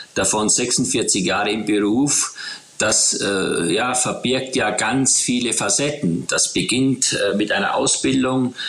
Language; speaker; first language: German; native; German